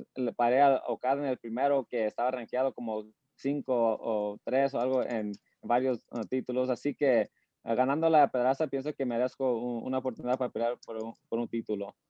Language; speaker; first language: Spanish; early bilingual, heritage; Spanish